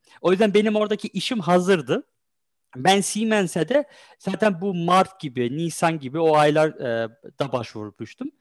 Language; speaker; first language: Turkish; early bilingual, heritage; Turkish